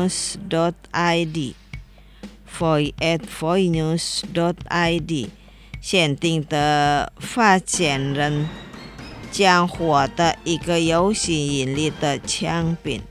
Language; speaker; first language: Chinese; non-native, fluent; Indonesian